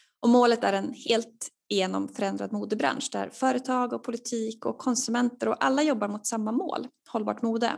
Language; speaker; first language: Swedish; native; Swedish